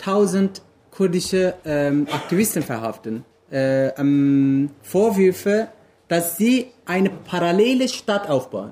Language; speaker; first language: German; non-native, fluent; Kurdish